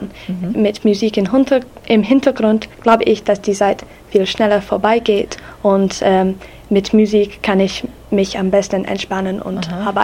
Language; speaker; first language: German; non-native, learner; English